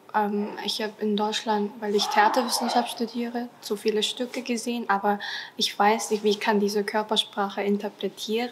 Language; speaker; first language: German; non-native, learner; Japanese